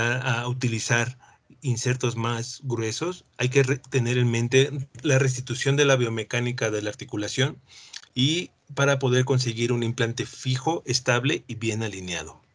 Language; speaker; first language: Spanish; native; Spanish